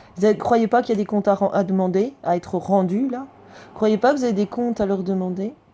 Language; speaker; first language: French; native; French